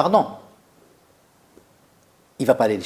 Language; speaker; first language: French; non-native, local second language; Arabic